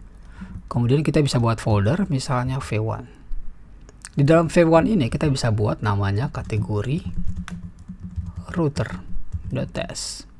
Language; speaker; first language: Indonesian; native; Indonesian